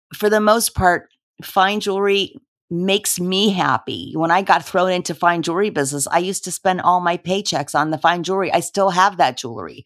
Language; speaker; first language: English; native; English